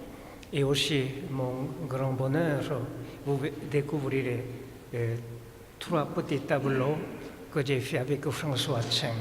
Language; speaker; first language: French; non-native, fluent; Korean